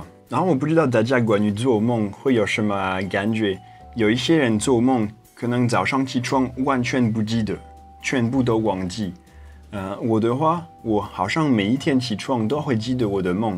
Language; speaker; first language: Chinese; non-native, fluent; French